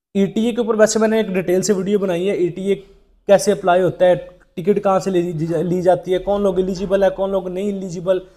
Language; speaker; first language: Urdu; native; Urdu